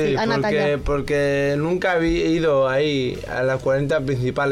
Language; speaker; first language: Spanish; non-native, local second language; Arabic